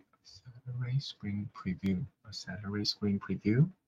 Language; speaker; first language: English; non-native, fluent; Chinese